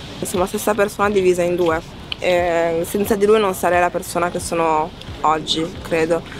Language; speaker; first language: Italian; early bilingual, other home language; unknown